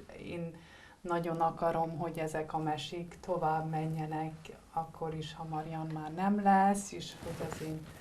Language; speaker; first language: Hungarian; early bilingual, heritage; Hungarian